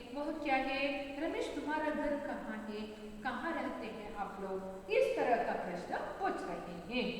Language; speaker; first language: Hindi; non-native, local second language; Kannada